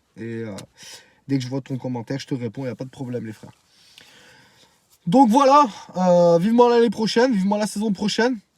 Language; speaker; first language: French; native; French